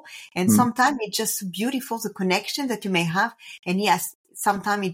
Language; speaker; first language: English; non-native, fluent; French